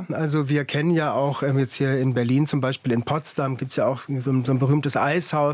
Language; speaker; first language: German; native; German